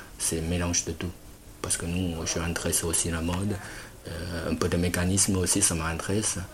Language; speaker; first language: French; non-native, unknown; Chinese